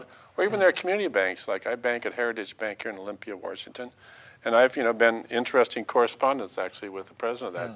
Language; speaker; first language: English; native; English